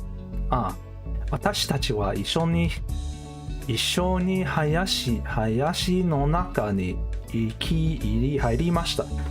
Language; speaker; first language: Japanese; non-native, learner; English